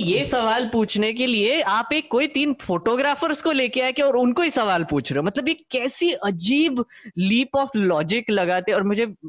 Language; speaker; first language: Hindi; non-native, local second language; Marathi